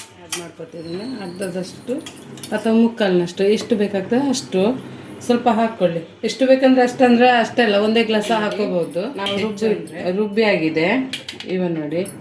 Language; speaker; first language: Kannada; non-native, local second language; Tulu